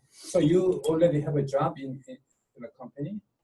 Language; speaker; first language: English; non-native, fluent; Korean